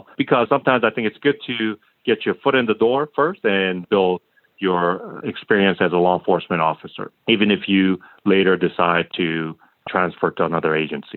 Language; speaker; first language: English; non-native, fluent; Korean